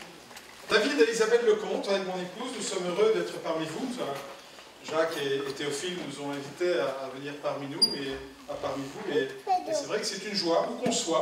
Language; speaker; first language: French; native; French